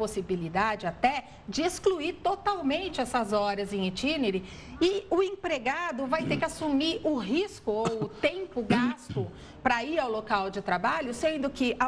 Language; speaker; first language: Portuguese; native; Portuguese